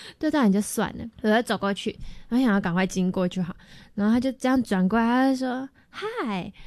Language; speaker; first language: Chinese; native; Chinese